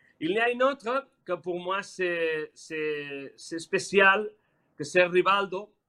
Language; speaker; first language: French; non-native, learner; Spanish